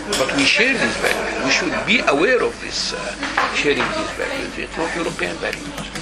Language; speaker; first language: English; non-native, fluent; Arabic